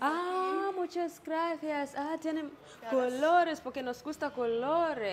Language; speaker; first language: Spanish; non-native, learner; Swahili